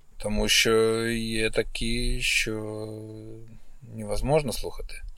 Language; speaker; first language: Ukrainian; non-native, local second language; Russian